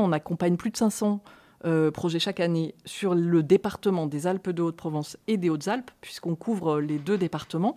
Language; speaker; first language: French; native; French